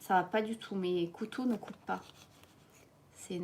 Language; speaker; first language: French; native; French